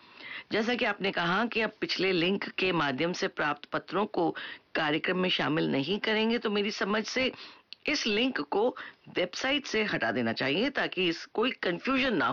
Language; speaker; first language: Hindi; native; Hindi